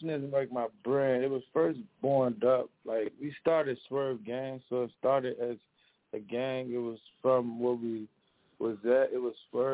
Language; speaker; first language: English; native; English